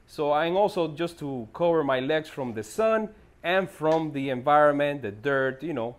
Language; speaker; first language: English; native; English